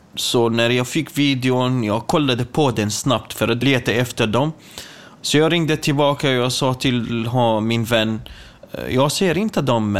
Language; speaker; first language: Swedish; non-native, fluent; Kurdish